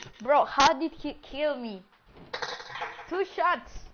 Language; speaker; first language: English; non-native, learner; Greek